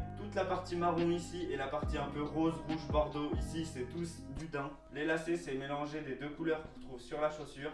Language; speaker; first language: French; native; French